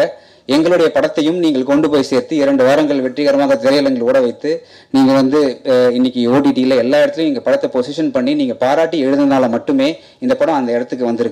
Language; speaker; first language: Tamil; native; Tamil